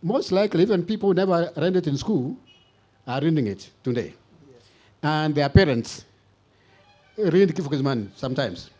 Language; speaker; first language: English; non-native, local second language; Swahili